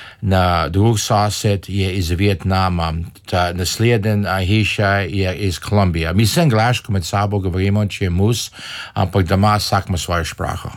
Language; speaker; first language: Slovenian; early bilingual, heritage; Slovenian